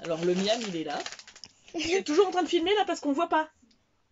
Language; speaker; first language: French; native; French